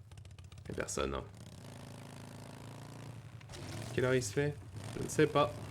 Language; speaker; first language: French; native; French